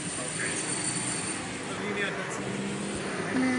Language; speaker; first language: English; non-native, learner; Spanish